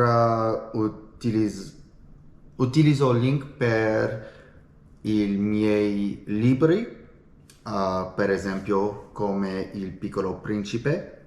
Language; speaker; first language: Italian; non-native, learner; English